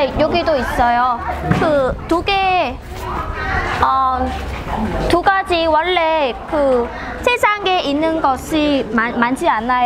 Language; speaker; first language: Korean; non-native, learner; Vietnamese